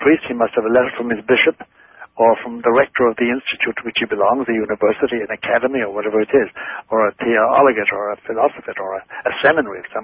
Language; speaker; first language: English; non-native, local second language; Irish